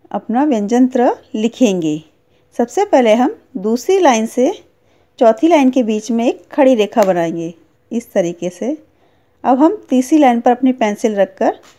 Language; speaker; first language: Hindi; native; Hindi